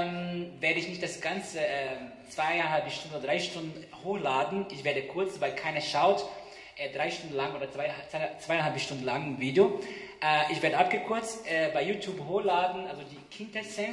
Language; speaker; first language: German; non-native, fluent; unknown